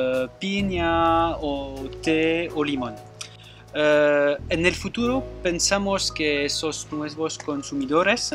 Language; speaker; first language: Spanish; non-native, fluent; French